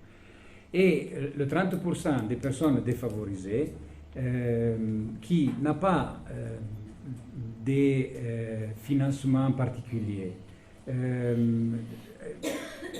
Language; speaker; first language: French; non-native, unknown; Italian